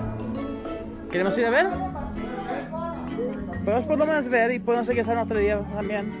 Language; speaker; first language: Spanish; non-native, learner; English